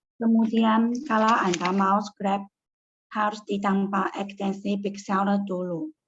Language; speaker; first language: Indonesian; non-native, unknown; Chinese